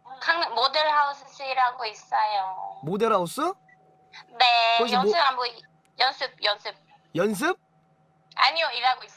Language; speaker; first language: Korean; non-native, learner; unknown